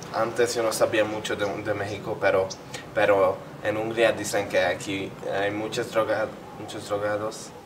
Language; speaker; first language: Spanish; non-native, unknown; Hungarian